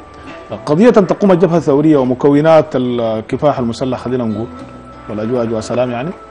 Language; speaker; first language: Arabic; native; Arabic